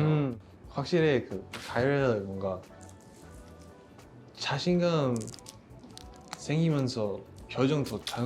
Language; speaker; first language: Korean; non-native, learner; English